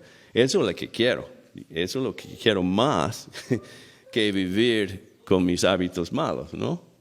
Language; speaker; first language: Spanish; non-native, fluent; English